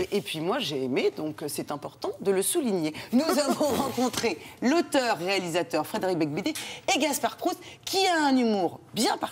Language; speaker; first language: French; native; French